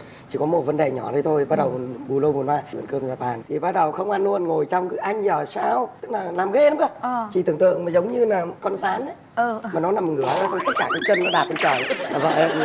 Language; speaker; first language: Vietnamese; native; Vietnamese